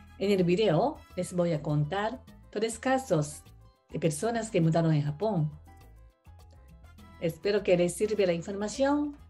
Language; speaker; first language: Spanish; non-native, learner; Japanese